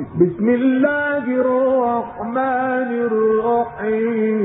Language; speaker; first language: Arabic; native; Arabic